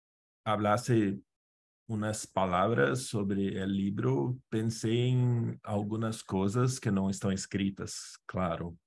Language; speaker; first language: Spanish; non-native, fluent; Portuguese